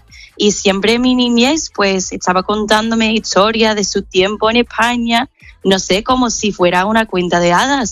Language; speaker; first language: Spanish; non-native, fluent; English